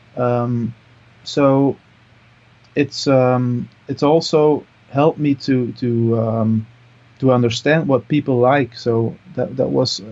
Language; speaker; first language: English; non-native, fluent; Dutch